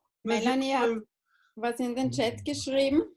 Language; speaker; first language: German; native; German